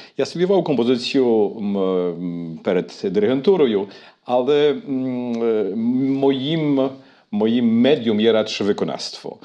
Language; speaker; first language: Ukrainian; early bilingual, heritage; Ukrainian